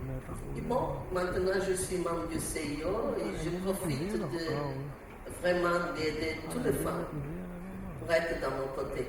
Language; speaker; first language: French; non-native, learner; Portuguese